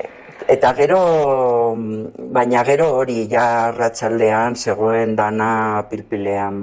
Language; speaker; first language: Basque; non-native, local second language; Spanish